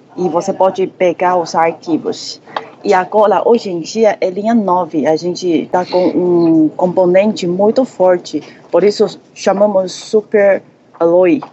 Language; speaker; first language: Portuguese; non-native, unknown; Chinese